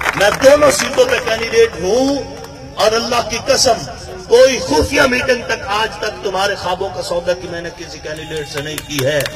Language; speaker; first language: Urdu; non-native, local second language; Punjabi